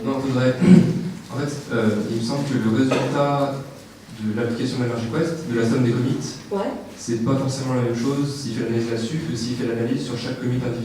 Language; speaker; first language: French; native; French